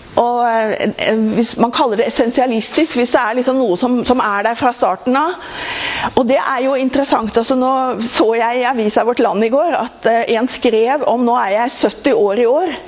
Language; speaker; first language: Norwegian; native; Norwegian